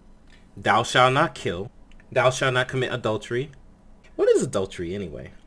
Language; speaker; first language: English; native; English